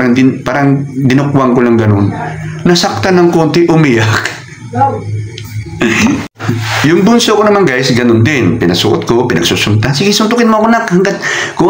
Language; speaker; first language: Filipino; non-native, local second language; Cebuano